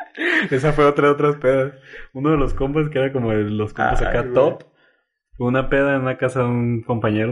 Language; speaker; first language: Spanish; native; Spanish